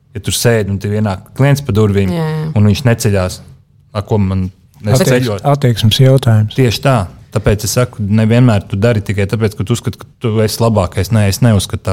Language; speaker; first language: Latvian; native; Latvian